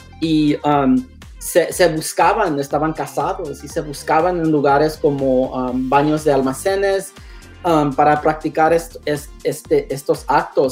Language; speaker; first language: Spanish; non-native, learner; English